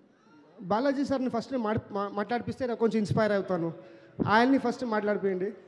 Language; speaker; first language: Telugu; non-native, learner; Kannada